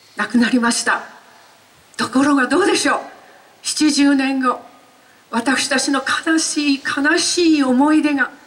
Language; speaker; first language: Japanese; native; Japanese